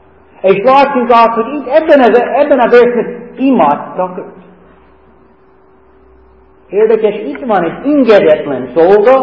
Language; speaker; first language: Hungarian; non-native, fluent; English